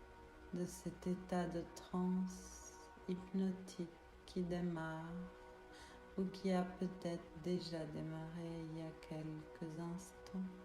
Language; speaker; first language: French; native; French